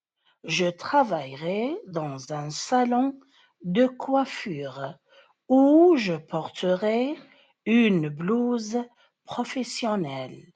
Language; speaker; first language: French; non-native, fluent; Arabic